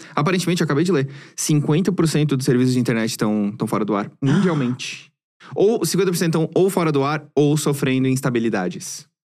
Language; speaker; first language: Portuguese; native; Portuguese